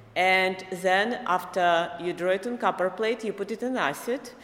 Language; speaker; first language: English; non-native, fluent; Belarusian